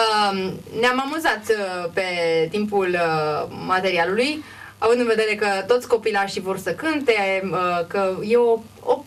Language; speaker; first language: Romanian; native; Romanian